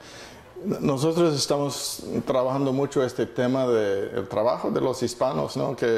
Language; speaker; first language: Spanish; non-native, fluent; English